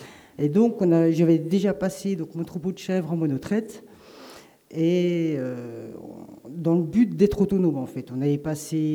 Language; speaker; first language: French; native; French